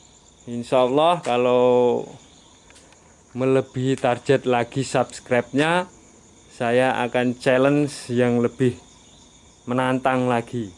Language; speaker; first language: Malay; non-native, local second language; Javanese